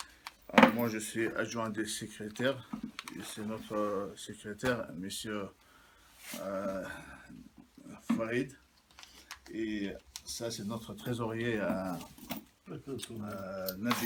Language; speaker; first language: French; non-native, learner; Chechen